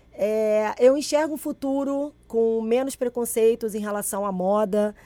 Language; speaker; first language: Portuguese; early bilingual, other home language; Spanish